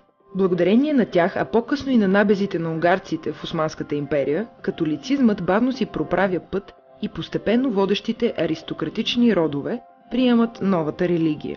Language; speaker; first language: Bulgarian; native; Bulgarian